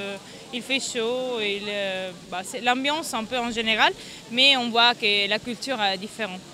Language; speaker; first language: French; non-native, fluent; Italian